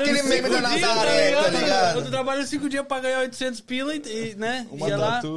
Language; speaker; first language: Portuguese; native; Portuguese